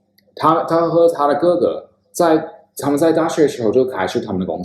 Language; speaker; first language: Chinese; non-native, fluent; English